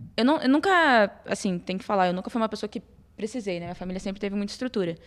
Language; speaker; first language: Portuguese; native; Portuguese